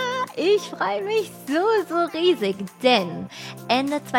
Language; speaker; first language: German; native; German